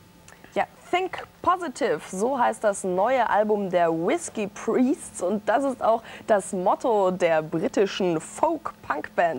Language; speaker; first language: German; native; German